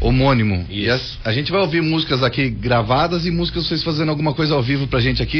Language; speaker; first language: Portuguese; native; Portuguese